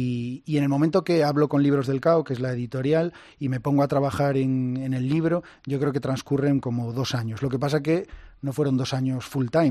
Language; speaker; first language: Spanish; native; Spanish